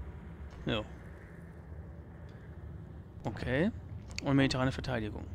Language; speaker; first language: German; native; German